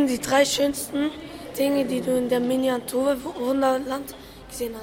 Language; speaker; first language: German; early bilingual, other home language; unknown